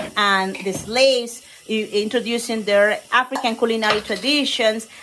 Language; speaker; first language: English; non-native, fluent; Spanish